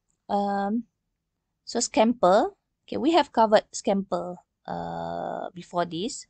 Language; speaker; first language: English; non-native, local second language; Malay